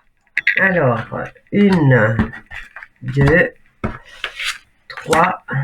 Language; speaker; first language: French; native; French